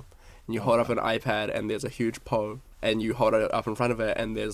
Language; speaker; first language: English; native; English